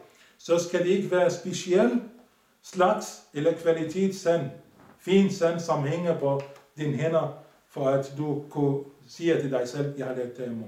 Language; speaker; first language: Danish; non-native, fluent; Arabic